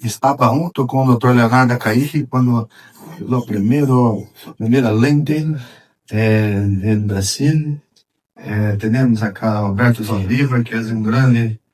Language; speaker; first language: Spanish; non-native, fluent; Portuguese